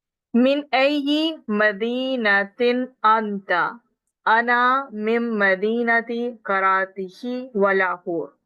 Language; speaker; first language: Arabic; non-native, fluent; Urdu